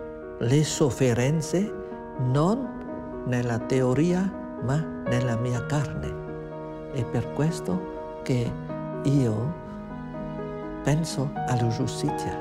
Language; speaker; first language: Italian; non-native, fluent; Vietnamese